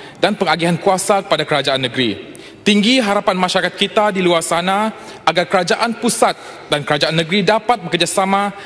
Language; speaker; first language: Malay; non-native, local second language; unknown